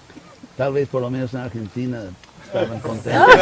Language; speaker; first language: Spanish; non-native, fluent; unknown